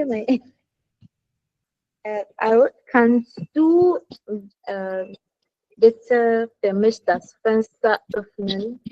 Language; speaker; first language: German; non-native, learner; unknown